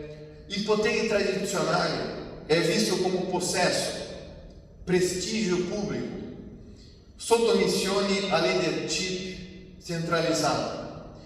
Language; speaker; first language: Italian; non-native, fluent; Portuguese